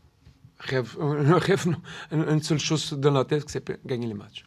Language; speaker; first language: French; non-native, learner; Portuguese